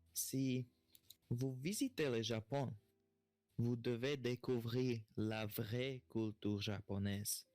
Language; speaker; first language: French; non-native, learner; Slovak